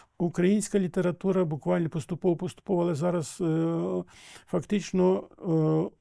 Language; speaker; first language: Ukrainian; native; Ukrainian